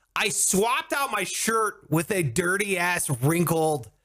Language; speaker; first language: English; native; English